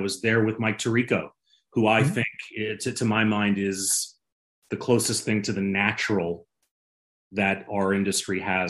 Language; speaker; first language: English; native; English